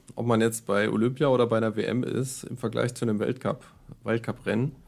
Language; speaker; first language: German; native; German